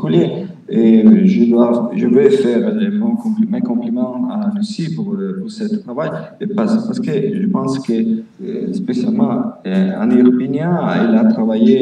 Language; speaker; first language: French; non-native, fluent; Italian